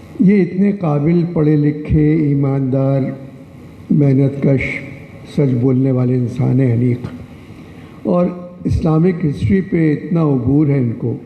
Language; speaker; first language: Urdu; native; Urdu